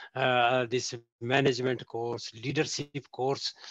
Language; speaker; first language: English; non-native, local second language; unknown